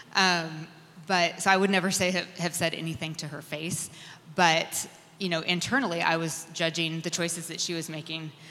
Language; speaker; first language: English; native; English